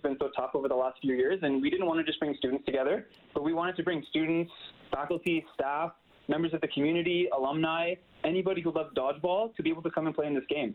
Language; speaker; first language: English; native; English